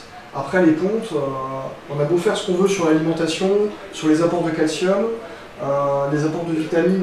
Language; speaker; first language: French; native; French